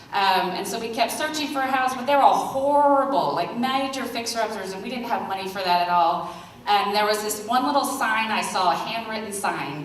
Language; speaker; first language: English; native; English